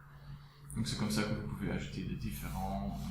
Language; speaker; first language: French; non-native, local second language; Dutch